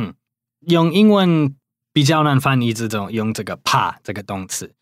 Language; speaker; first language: Chinese; non-native, fluent; English